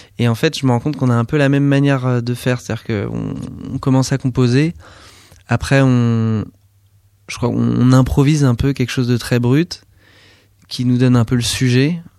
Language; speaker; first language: French; native; French